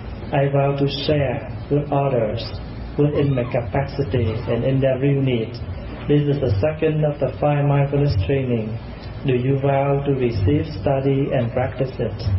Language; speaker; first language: English; non-native, fluent; Vietnamese